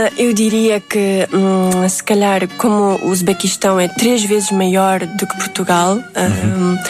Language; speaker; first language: Portuguese; early bilingual, other home language; Uzbek